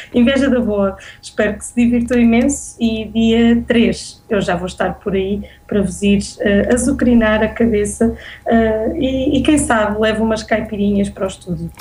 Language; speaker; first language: Portuguese; native; Portuguese